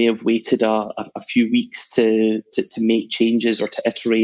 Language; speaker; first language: English; native; English